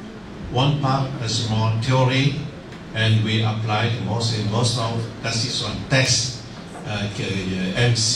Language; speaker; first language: English; non-native, local second language; Vietnamese